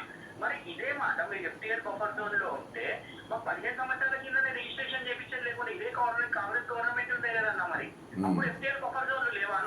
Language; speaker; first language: Telugu; native; Telugu